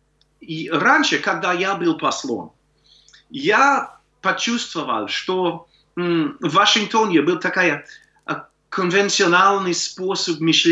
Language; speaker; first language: Russian; non-native, fluent; English